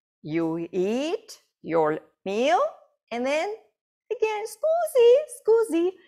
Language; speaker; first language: English; non-native, fluent; Italian